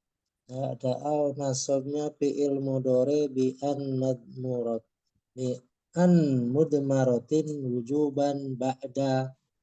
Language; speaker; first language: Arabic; non-native, learner; Indonesian